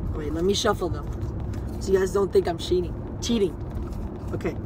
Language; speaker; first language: English; early bilingual, other home language; Spanish